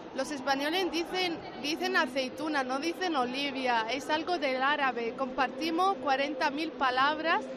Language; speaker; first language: Spanish; non-native, fluent; Arabic